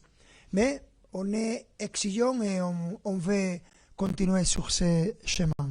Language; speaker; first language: French; non-native, fluent; Spanish